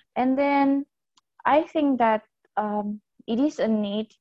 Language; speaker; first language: English; non-native, fluent; Indonesian